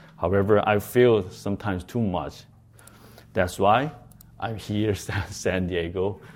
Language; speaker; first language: English; non-native, fluent; Korean